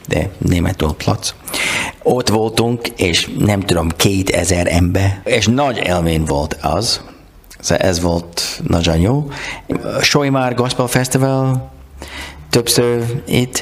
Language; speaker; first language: Hungarian; non-native, learner; English